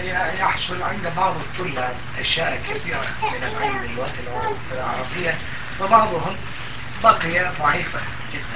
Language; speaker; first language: Arabic; non-native, local second language; Turkish